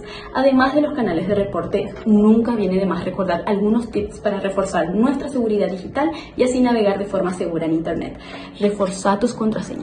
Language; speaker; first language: Spanish; native; Spanish